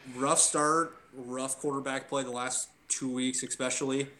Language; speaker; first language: English; native; English